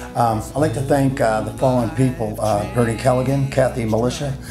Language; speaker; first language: English; native; English